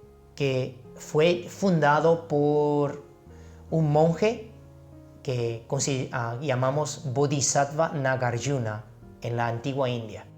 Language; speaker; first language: Spanish; non-native, fluent; Chinese